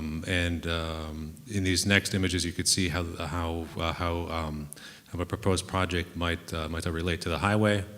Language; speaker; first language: English; native; English